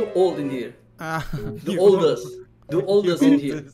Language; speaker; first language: English; non-native, learner; Indonesian